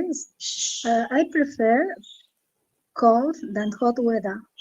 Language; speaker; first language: English; non-native, learner; Spanish